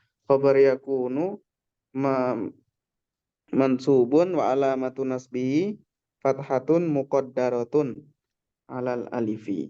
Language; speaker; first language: Arabic; non-native, learner; Indonesian